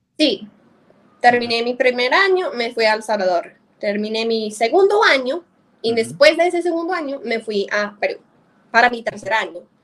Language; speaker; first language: Spanish; non-native, fluent; English